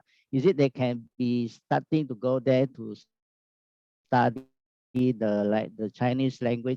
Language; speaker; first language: English; non-native, learner; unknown